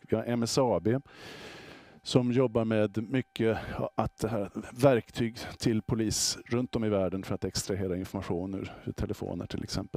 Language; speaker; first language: Swedish; native; Swedish